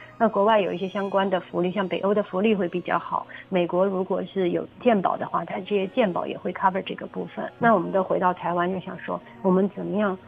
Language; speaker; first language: Chinese; native; Chinese